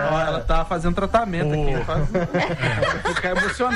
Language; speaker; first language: Portuguese; native; Portuguese